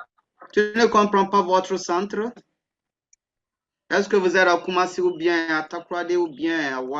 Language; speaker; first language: French; non-native, fluent; Akan